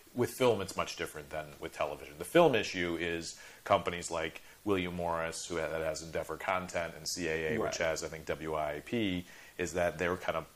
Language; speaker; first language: English; native; English